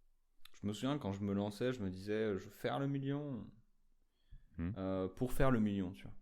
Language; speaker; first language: French; native; French